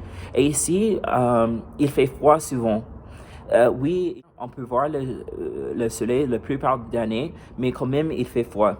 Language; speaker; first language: French; non-native, fluent; English